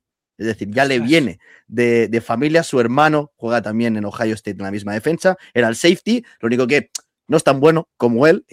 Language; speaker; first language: Spanish; native; Spanish